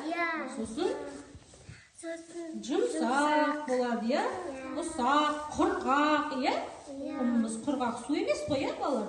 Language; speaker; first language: Kazakh; native; Kazakh